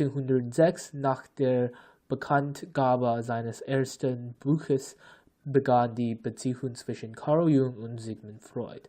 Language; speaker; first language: German; non-native, learner; English